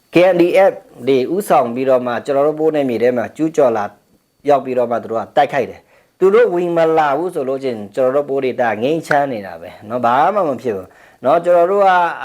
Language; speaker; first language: Burmese; non-native, local second language; Pa'o Karen